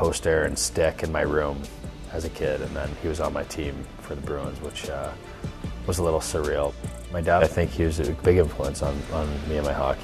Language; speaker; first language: English; native; English